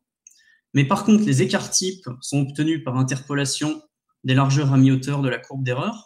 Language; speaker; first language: French; native; French